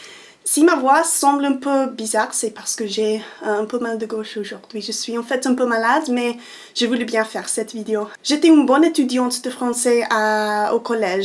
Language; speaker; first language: French; non-native, fluent; English